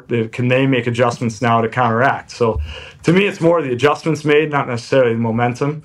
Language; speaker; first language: English; native; English